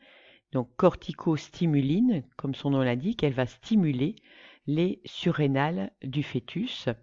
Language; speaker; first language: French; native; French